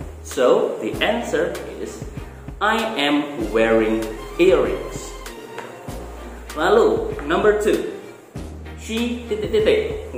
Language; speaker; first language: English; non-native, fluent; Indonesian